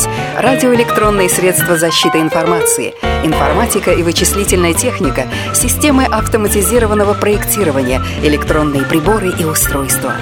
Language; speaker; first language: Russian; native; Russian